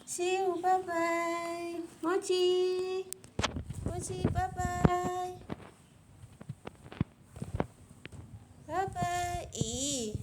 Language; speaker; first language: Chinese; non-native, learner; Indonesian